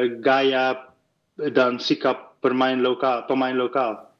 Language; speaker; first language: Indonesian; non-native, fluent; Dutch